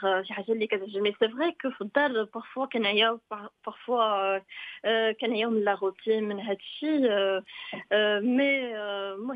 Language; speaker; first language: French; non-native, local second language; Arabic